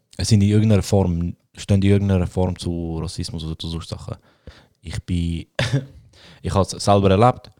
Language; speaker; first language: German; early bilingual, other home language; Bosnian